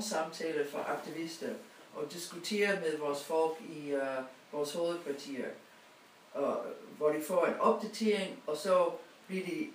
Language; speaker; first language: Danish; non-native, fluent; English